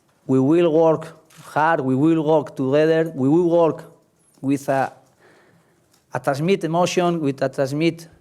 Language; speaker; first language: English; non-native, learner; Spanish